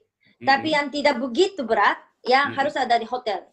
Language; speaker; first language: Indonesian; non-native, fluent; Japanese